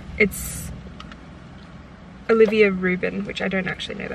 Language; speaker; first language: English; native; English